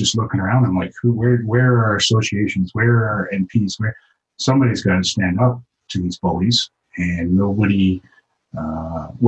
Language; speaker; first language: English; native; English